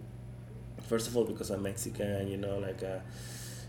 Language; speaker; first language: English; non-native, fluent; Spanish